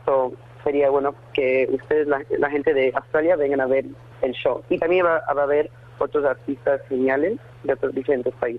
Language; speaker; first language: Spanish; early bilingual, heritage; Spanish